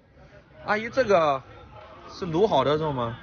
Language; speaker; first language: Chinese; native; Chinese